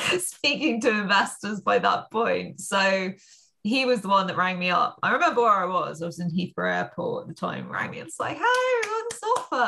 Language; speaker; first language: English; native; English